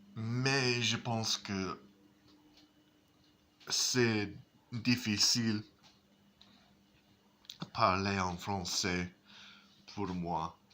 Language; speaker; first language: French; non-native, learner; English